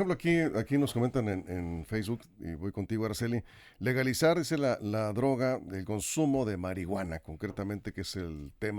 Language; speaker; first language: Spanish; native; Spanish